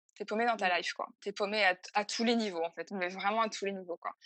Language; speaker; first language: French; native; French